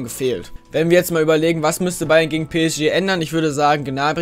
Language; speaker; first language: German; native; German